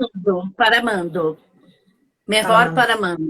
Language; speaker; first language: Spanish; non-native, learner; Portuguese